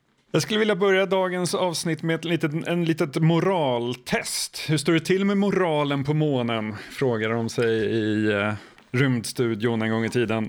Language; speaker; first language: Swedish; native; Swedish